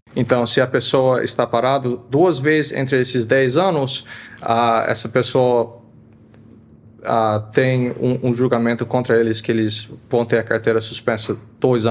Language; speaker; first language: Portuguese; early bilingual, heritage; Portuguese